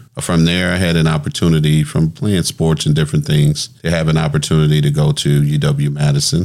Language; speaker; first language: English; native; English